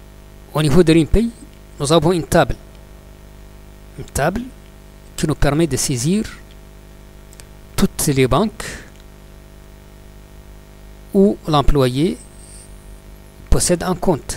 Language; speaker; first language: French; non-native, local second language; Arabic